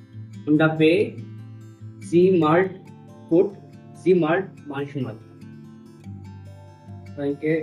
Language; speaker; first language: German; non-native, learner; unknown